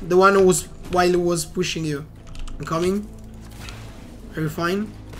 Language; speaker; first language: English; non-native, fluent; Italian